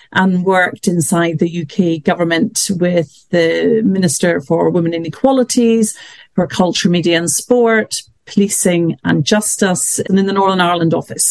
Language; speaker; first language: English; native; English